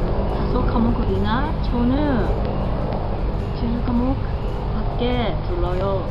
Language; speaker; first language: Korean; non-native, learner; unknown